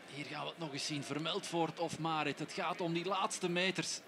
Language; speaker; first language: Dutch; native; Dutch